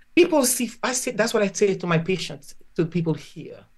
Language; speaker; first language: English; non-native, fluent; Haitian Creole